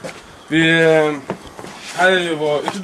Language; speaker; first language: Norwegian; non-native, learner; Swedish